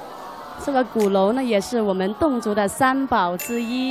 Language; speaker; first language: Chinese; non-native, local second language; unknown